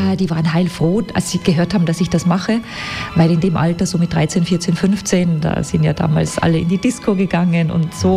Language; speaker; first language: German; native; German